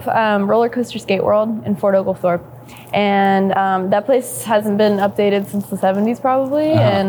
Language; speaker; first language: English; native; English